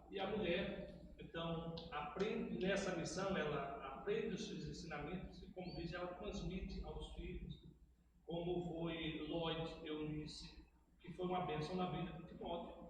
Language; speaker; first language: Portuguese; native; Portuguese